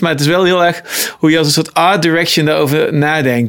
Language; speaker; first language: Dutch; native; Dutch